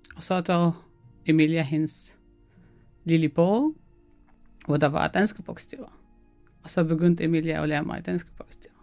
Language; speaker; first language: Danish; non-native, fluent; Arabic